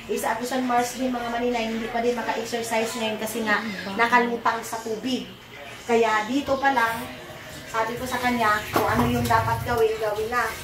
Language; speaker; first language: Filipino; non-native, local second language; Cebuano